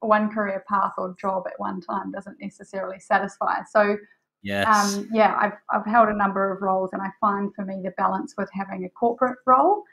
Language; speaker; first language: English; native; English